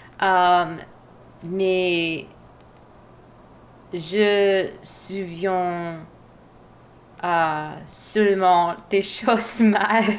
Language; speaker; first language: French; non-native, learner; English